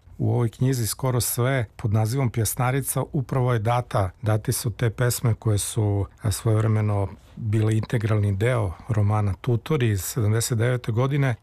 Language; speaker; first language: Serbian; native; Serbian